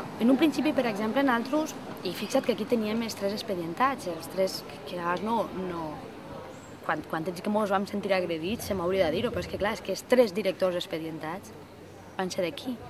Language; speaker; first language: Catalan; non-native, local second language; Spanish